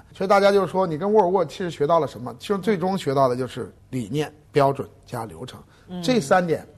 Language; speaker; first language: Chinese; native; Chinese